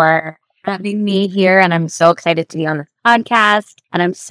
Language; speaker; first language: English; native; English